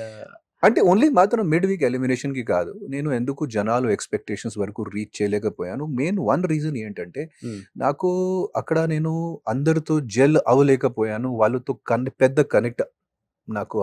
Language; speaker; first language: Telugu; non-native, fluent; Hindi